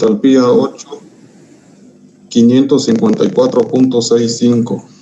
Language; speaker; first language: Spanish; native; Spanish